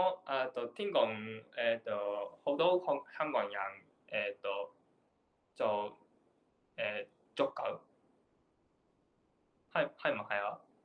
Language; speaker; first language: Chinese; non-native, learner; Japanese